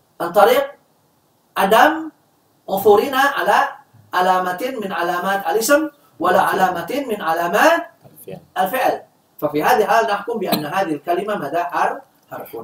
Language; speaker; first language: Arabic; non-native, fluent; Indonesian